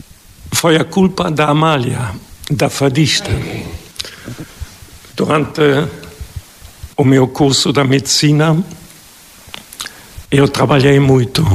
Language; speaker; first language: Portuguese; non-native, fluent; German